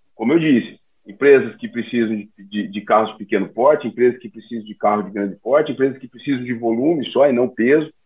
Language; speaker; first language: Portuguese; native; Portuguese